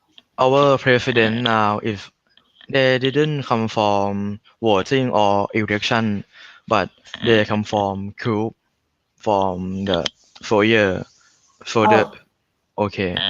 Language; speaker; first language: English; non-native, learner; Thai